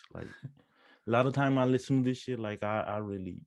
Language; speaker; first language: English; non-native, local second language; Punjabi